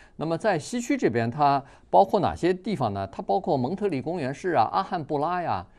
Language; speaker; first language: Chinese; native; Chinese